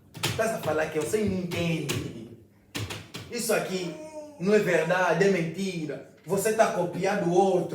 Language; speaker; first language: Portuguese; non-native, fluent; Lingala